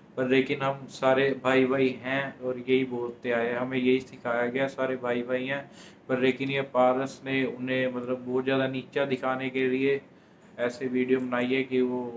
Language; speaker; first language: Hindi; non-native, local second language; Punjabi